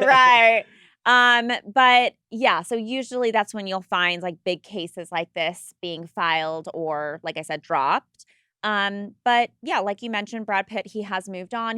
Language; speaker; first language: English; native; English